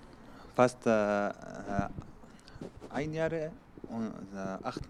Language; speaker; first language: German; non-native, learner; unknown